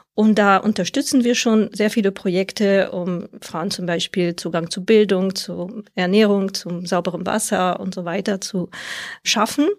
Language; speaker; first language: German; non-native, fluent; French